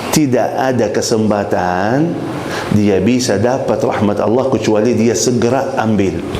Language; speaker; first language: Malay; non-native, fluent; Arabic